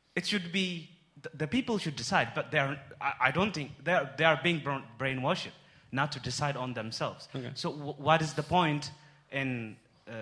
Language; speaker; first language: English; non-native, fluent; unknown